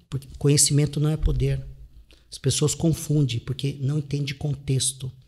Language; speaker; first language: Portuguese; native; Portuguese